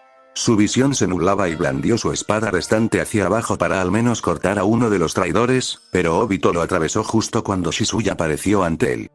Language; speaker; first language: Spanish; native; Spanish